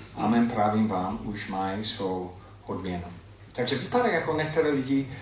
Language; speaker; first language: Czech; non-native, fluent; English